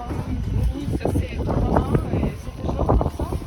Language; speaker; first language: French; non-native, learner; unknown